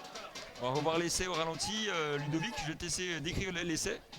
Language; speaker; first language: French; native; French